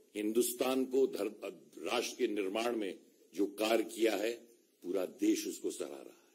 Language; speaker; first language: Hindi; native; Hindi